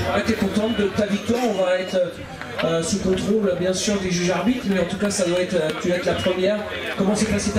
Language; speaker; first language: French; native; French